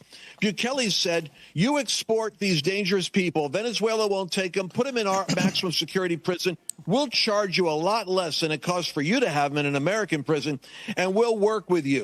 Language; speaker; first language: English; native; English